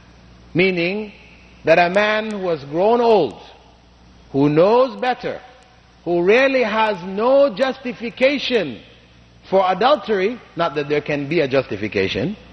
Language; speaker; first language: English; non-native, fluent; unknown